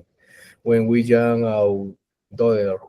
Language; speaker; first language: English; non-native, learner; Spanish